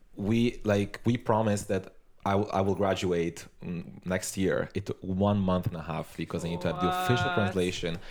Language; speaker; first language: English; non-native, fluent; Italian